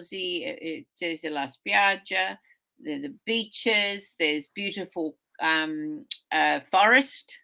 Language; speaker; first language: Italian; early bilingual, heritage; Sicilian